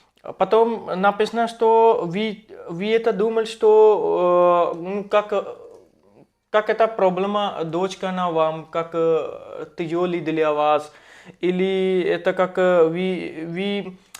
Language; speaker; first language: Russian; non-native, learner; Hindi